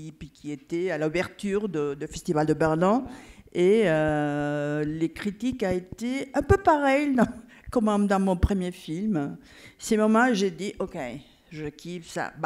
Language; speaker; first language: French; non-native, fluent; Catalan